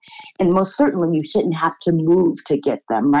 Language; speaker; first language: English; native; English